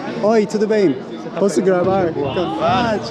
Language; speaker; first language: Portuguese; non-native, learner; Turkish